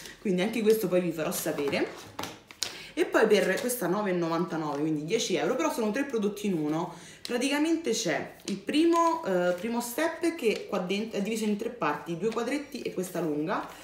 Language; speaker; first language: Italian; native; Italian